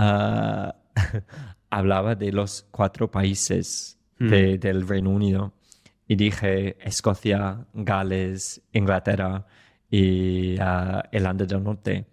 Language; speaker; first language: Spanish; non-native, fluent; English